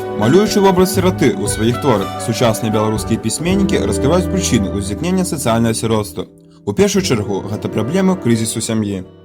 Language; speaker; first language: Belarusian; native; Belarusian